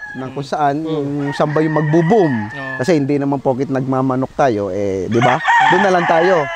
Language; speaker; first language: Filipino; native; Filipino